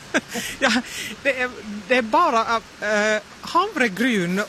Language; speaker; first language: Swedish; non-native, local second language; Finnish